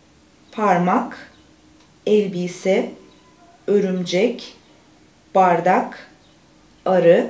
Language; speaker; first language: Turkish; native; Turkish